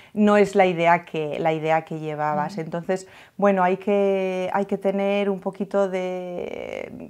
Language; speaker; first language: Spanish; native; Spanish